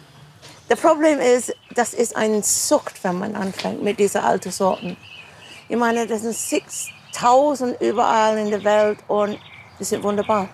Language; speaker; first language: German; non-native, fluent; English